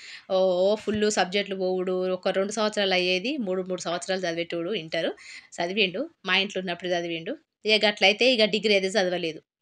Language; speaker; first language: Telugu; native; Telugu